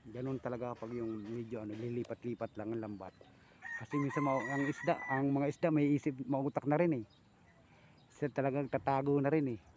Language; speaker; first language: Filipino; native; Filipino